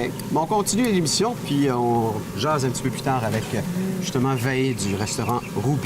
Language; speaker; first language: French; native; French